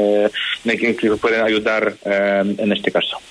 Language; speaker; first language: Spanish; non-native, fluent; Polish